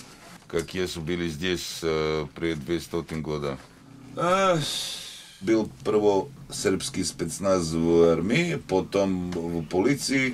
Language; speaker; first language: Russian; non-native, learner; Serbian